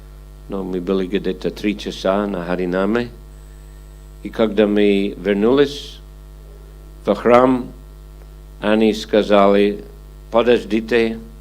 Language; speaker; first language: Russian; non-native, fluent; English